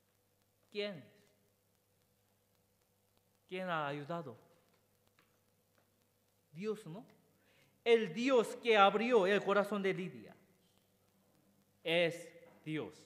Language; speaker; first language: Spanish; non-native, learner; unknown